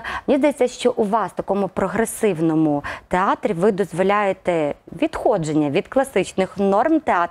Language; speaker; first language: Ukrainian; native; Ukrainian